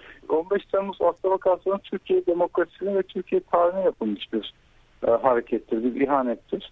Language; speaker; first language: Turkish; native; Turkish